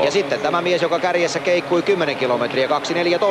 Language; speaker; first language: Finnish; native; Finnish